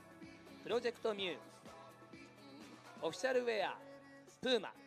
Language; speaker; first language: Japanese; native; Japanese